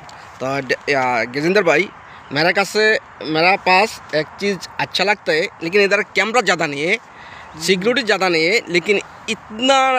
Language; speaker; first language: Hindi; non-native, learner; Bangla